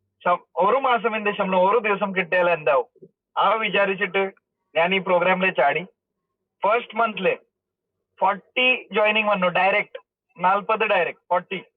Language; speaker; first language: Malayalam; early bilingual, heritage; Malayalam